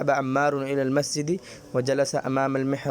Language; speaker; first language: Arabic; non-native, fluent; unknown